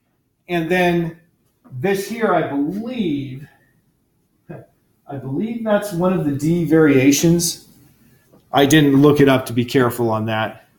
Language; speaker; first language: English; native; English